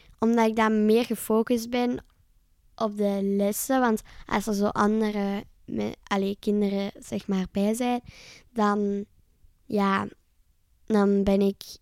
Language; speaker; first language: Dutch; native; Dutch